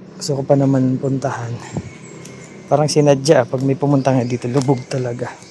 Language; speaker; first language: Filipino; non-native, local second language; Hiligaynon